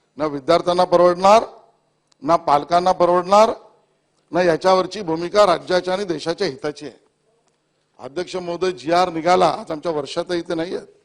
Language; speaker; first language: Marathi; native; Marathi